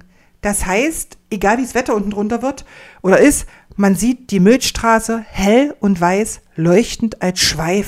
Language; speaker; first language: German; native; German